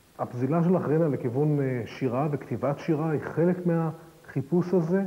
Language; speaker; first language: Hebrew; native; Hebrew